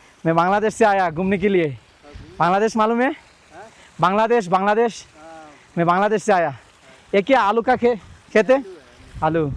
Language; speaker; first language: Hindi; non-native, learner; Bangla